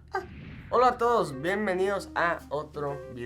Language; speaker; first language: Spanish; non-native, fluent; English